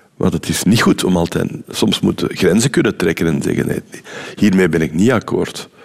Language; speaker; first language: Dutch; native; Dutch